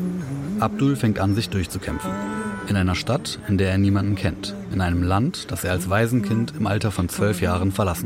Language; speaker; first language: German; native; German